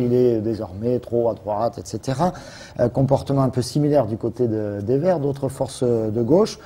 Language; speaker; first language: French; native; French